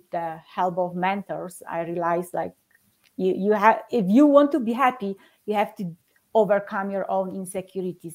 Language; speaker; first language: English; non-native, fluent; Polish